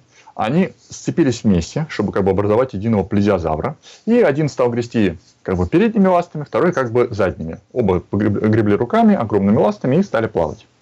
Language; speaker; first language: Russian; native; Russian